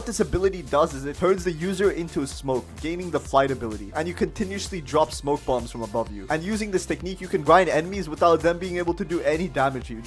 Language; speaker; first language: English; native; English